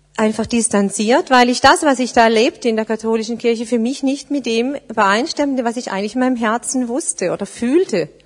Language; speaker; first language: German; native; German